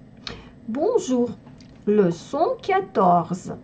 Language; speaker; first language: French; non-native, fluent; Russian